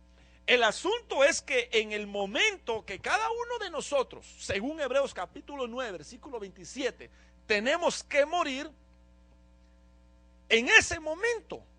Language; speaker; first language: Spanish; native; Spanish